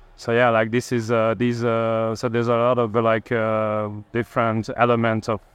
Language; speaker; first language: English; non-native, fluent; Hungarian